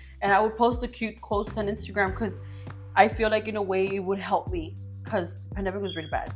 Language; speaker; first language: English; early bilingual, other home language; Spanish